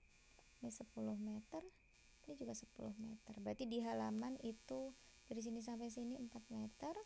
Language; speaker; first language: Indonesian; native; Indonesian